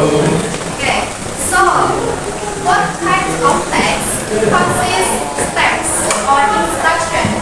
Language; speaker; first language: English; non-native, fluent; Indonesian